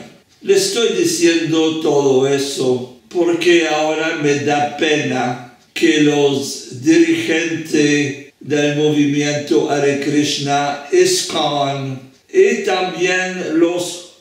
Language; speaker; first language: Spanish; non-native, fluent; French